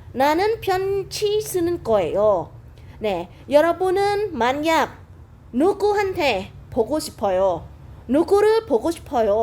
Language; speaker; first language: Korean; non-native, fluent; Khmer